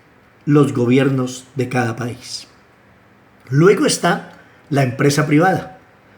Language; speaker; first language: Spanish; native; Spanish